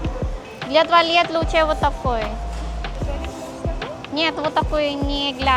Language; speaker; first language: Russian; non-native, learner; Filipino